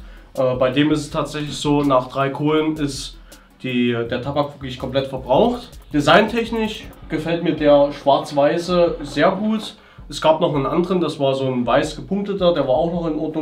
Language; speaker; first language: German; native; German